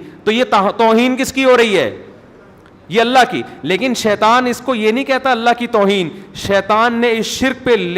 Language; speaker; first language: Urdu; native; Urdu